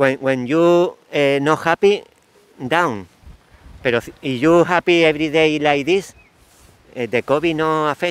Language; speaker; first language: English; non-native, learner; Spanish